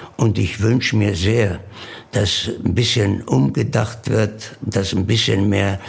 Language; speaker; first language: German; non-native, fluent; Italian